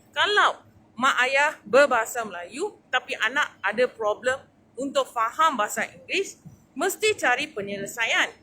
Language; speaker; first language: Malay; native; Malay